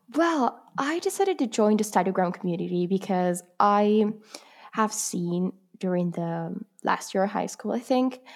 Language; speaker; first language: English; non-native, fluent; Italian